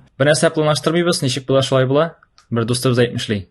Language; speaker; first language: Tatar; native; Tatar